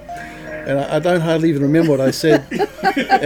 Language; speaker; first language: English; non-native, local second language; Lithuanian